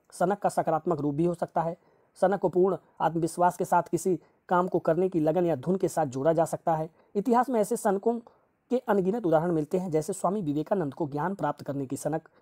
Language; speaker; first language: Hindi; native; Hindi